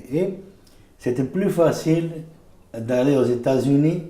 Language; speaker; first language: French; non-native, fluent; Portuguese